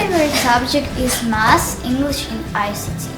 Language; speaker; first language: English; non-native, learner; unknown